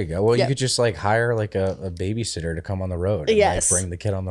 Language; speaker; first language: English; native; English